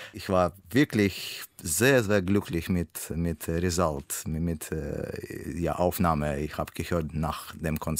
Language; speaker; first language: German; non-native, learner; Russian